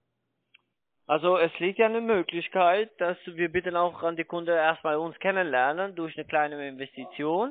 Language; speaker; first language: German; non-native, fluent; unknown